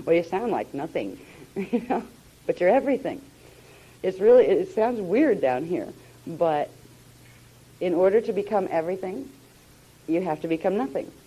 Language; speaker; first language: English; native; English